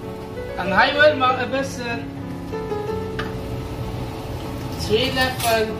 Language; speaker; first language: German; non-native, learner; Dutch